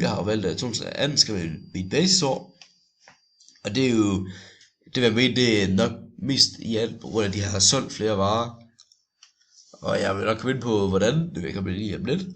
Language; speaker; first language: Danish; native; Danish